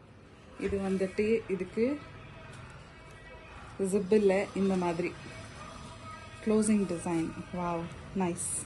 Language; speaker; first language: Tamil; non-native, local second language; Urdu